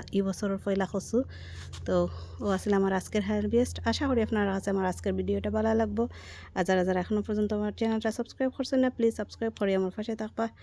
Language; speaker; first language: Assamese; native; Assamese